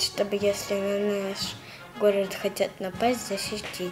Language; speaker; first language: Russian; native; Russian